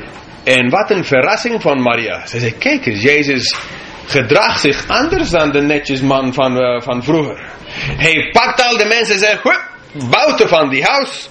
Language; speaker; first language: Dutch; non-native, fluent; English